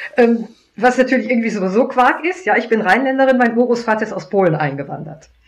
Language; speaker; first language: German; native; German